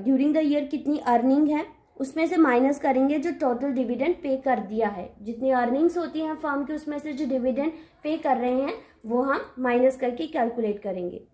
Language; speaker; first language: Hindi; native; Hindi